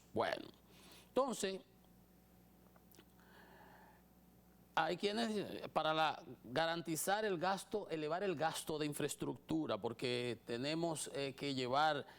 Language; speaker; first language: Spanish; native; Spanish